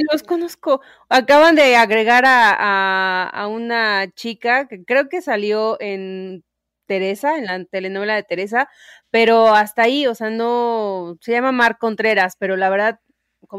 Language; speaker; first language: Spanish; native; Spanish